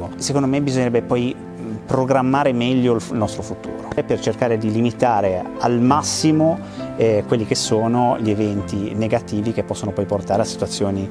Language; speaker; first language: Italian; native; Italian